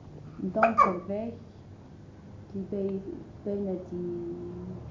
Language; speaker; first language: Dutch; non-native, learner; Arabic